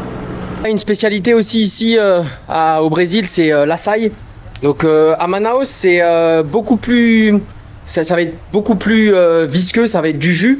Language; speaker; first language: French; native; French